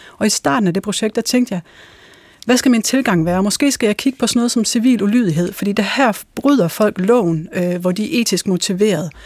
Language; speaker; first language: Danish; native; Danish